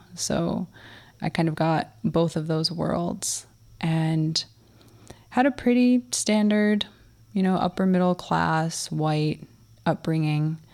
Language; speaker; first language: English; early bilingual, other home language; Russian